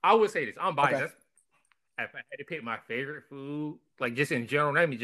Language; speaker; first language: English; native; English